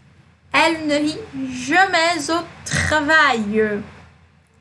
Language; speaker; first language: French; non-native, fluent; Portuguese